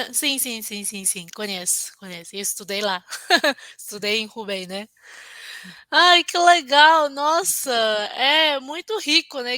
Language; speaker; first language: Portuguese; non-native, fluent; Chinese